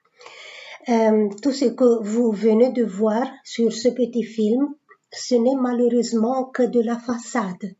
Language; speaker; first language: French; non-native, fluent; Romanian